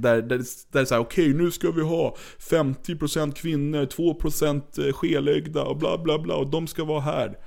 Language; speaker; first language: Swedish; native; Swedish